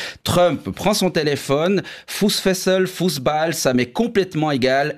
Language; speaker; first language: French; native; French